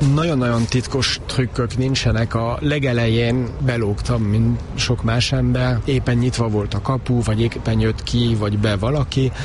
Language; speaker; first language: Hungarian; early bilingual, heritage; Hungarian